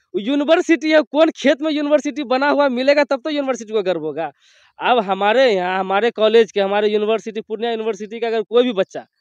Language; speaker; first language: Hindi; native; Hindi